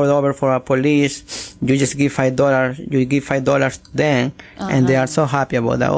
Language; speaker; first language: English; non-native, learner; Spanish